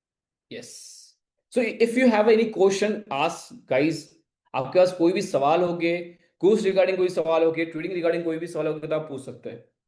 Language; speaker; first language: Hindi; native; Hindi